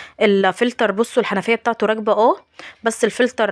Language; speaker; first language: Arabic; native; Arabic